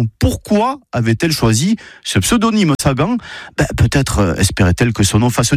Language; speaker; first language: French; native; French